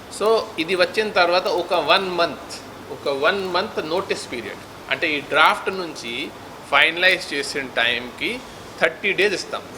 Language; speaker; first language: Telugu; non-native, fluent; Hindi